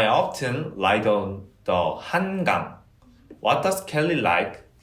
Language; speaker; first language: English; non-native, fluent; Korean